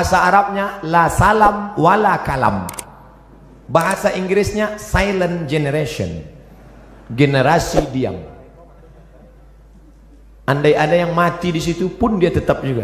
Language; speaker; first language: Indonesian; native; Indonesian